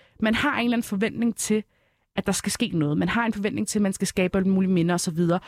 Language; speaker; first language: Danish; early bilingual, other home language; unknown